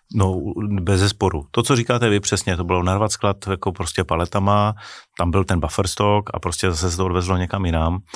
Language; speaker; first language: Czech; native; Czech